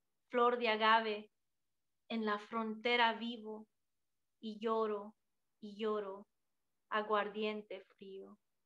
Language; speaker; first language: Spanish; early bilingual, heritage; Spanish